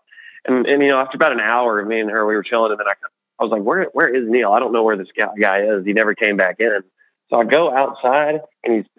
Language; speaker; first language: English; native; English